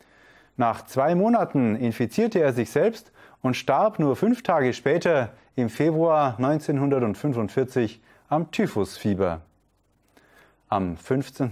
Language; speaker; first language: German; native; German